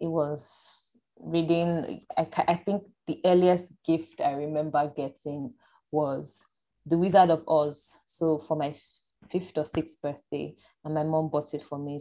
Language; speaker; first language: English; non-native, local second language; Yoruba